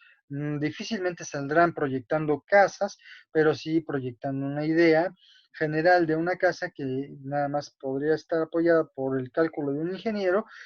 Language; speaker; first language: Spanish; native; Spanish